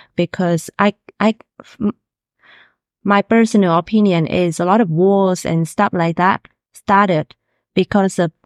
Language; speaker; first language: English; non-native, fluent; Vietnamese